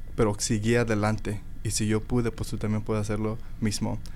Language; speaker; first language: Spanish; early bilingual, heritage; Spanish